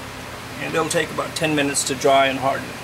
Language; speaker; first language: English; native; English